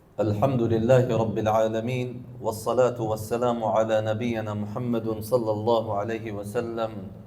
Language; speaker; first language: Malay; non-native, learner; Arabic